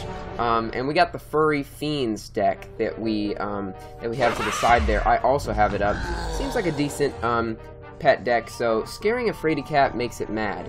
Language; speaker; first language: English; native; English